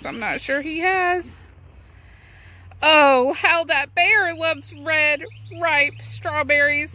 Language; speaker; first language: English; native; English